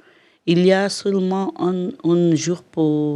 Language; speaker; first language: French; non-native, learner; Portuguese